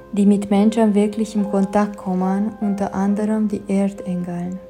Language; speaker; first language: German; non-native, fluent; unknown